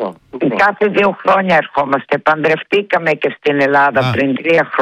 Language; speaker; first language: Greek; early bilingual, heritage; Greek